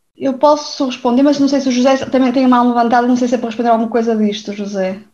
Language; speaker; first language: Portuguese; native; Portuguese